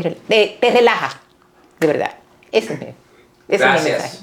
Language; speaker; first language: Spanish; native; Spanish